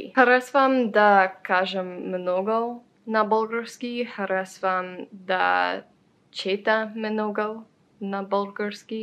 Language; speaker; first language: Bulgarian; non-native, learner; English